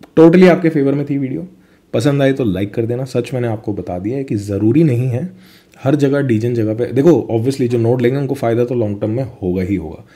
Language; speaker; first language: Hindi; native; Hindi